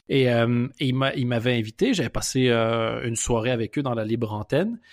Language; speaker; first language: French; native; French